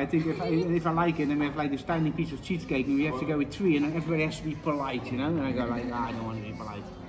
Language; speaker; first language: English; non-native, fluent; Dutch